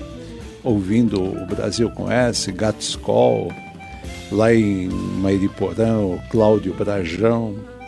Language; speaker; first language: Portuguese; native; Portuguese